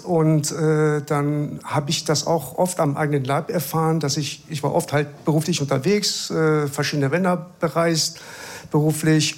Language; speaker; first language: German; early bilingual, other home language; Persian